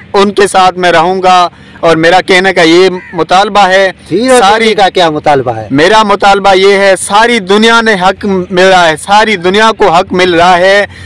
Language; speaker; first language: Urdu; non-native, local second language; Sindhi